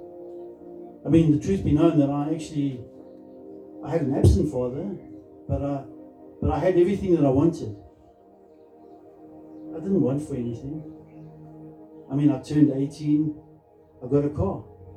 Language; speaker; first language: English; native; English